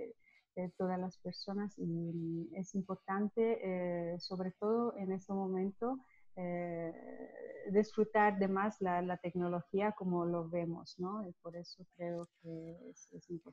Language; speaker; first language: Spanish; non-native, learner; Italian